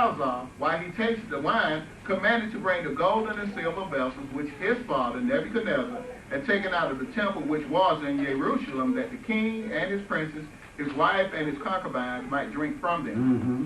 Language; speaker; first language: English; native; English